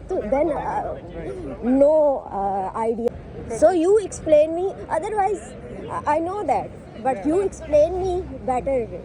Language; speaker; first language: English; non-native, learner; Urdu